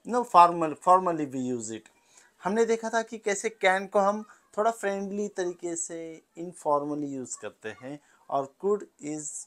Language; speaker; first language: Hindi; non-native, local second language; Marathi